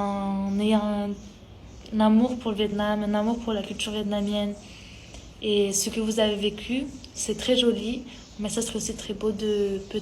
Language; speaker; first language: French; early bilingual, other home language; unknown